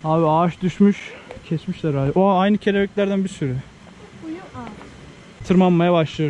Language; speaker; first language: Turkish; native; Turkish